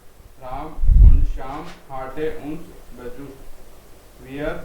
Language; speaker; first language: German; non-native, learner; Hindi